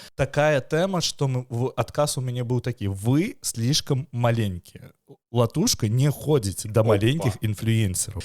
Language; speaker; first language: Belarusian; non-native, local second language; Russian